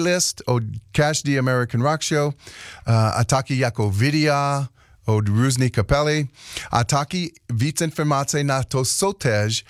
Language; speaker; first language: Czech; non-native, learner; English